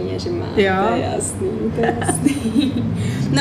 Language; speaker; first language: Czech; native; Czech